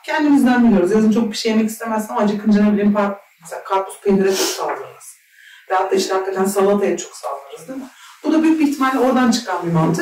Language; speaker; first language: Turkish; native; Turkish